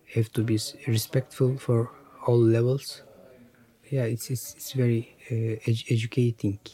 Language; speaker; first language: English; non-native, learner; Turkish